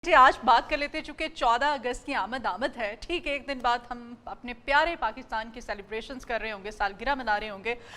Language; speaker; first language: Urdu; non-native, local second language; Punjabi